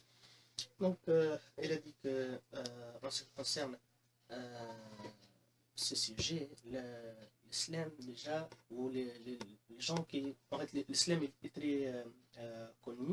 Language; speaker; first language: French; non-native, local second language; Arabic